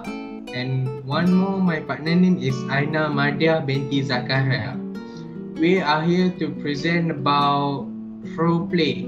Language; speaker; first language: English; non-native, learner; Malay